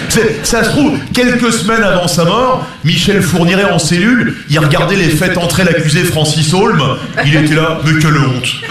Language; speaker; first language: French; native; French